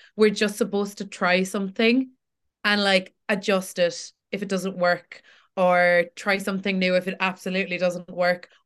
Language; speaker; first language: English; native; English